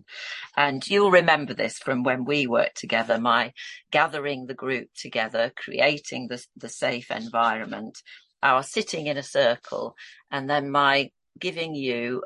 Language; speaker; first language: English; native; English